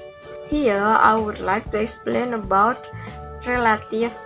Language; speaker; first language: English; non-native, learner; Indonesian